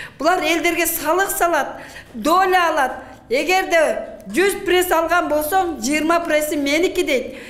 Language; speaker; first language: Kyrgyz; native; Kyrgyz